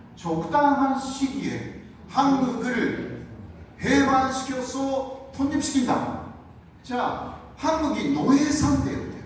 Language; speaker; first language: Korean; non-native, fluent; Japanese